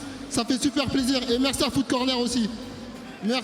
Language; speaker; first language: French; native; French